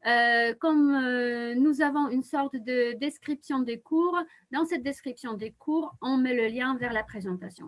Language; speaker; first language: French; non-native, fluent; Polish